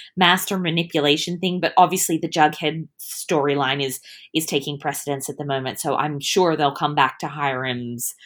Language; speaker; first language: English; early bilingual, other home language; Italian